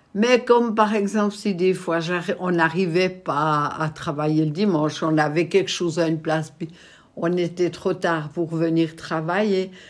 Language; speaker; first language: French; native; French